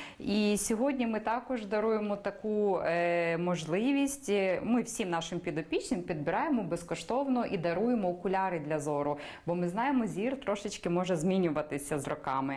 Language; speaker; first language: Ukrainian; native; Ukrainian